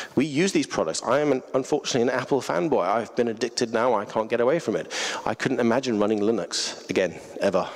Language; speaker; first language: English; native; English